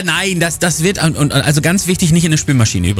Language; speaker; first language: German; native; German